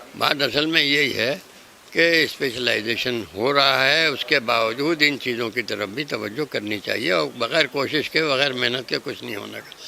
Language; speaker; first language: Urdu; native; Urdu